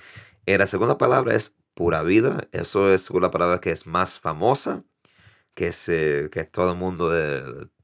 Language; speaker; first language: Spanish; early bilingual, heritage; Spanish